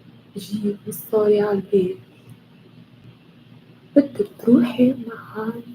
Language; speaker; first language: Arabic; non-native, learner; English